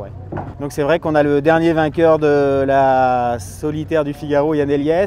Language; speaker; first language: French; native; French